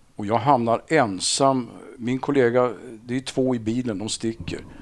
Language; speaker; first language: Swedish; native; Swedish